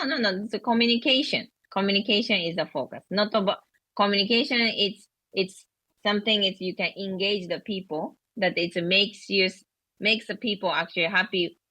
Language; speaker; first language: English; non-native, learner; Japanese